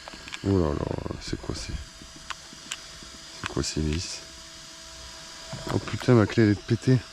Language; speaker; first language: French; native; French